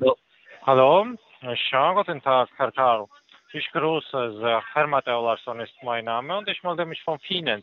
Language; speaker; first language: German; non-native, fluent; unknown